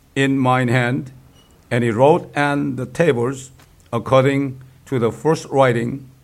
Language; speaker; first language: English; non-native, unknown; Korean